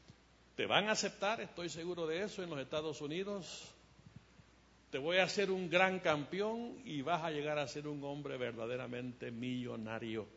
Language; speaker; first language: Spanish; native; Spanish